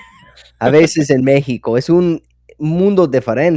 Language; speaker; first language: Spanish; non-native, fluent; English